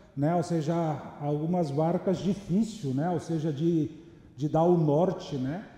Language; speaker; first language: Portuguese; native; Portuguese